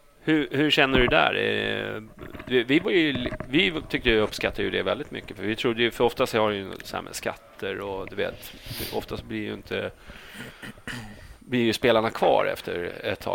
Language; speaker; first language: Swedish; native; Swedish